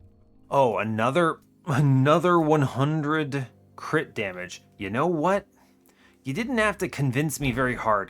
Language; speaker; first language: English; native; English